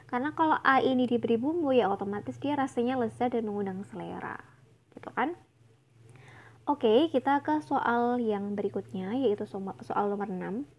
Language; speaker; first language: Indonesian; native; Indonesian